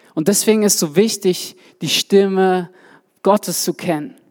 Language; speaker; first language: German; native; German